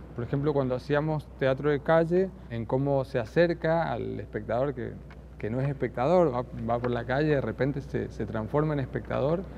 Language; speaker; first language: Spanish; native; Spanish